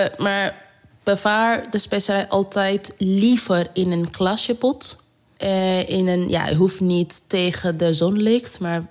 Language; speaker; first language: Dutch; non-native, learner; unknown